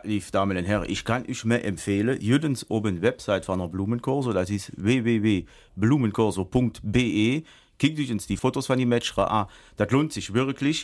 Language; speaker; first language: German; native; German